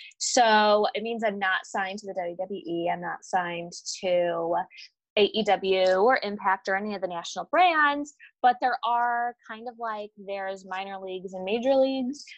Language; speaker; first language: English; native; English